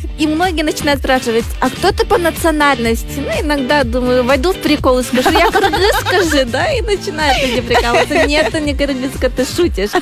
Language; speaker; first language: Russian; native; Russian